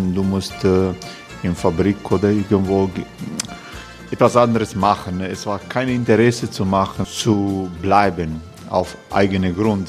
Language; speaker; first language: German; non-native, fluent; Croatian